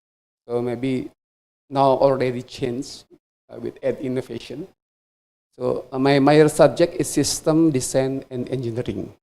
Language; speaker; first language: English; non-native, fluent; Indonesian